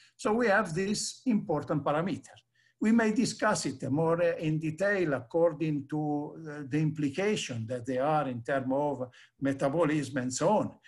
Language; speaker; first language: English; non-native, fluent; Italian